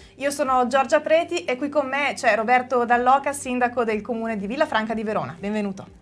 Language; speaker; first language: Italian; native; Italian